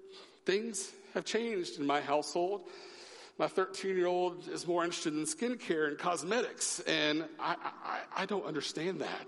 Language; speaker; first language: English; native; English